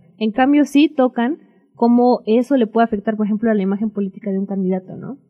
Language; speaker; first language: Spanish; native; Spanish